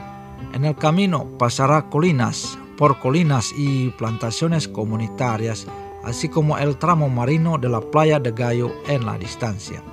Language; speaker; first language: Spanish; non-native, fluent; Indonesian